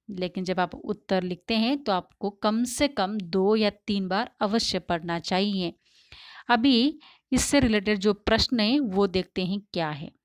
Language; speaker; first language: Hindi; non-native, local second language; Tamil